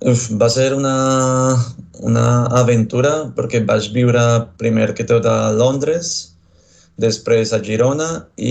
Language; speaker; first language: Catalan; non-native, learner; Spanish